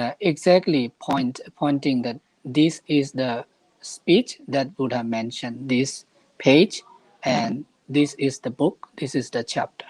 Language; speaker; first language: English; non-native, fluent; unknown